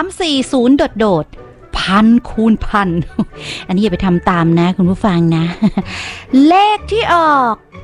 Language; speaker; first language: Thai; native; Thai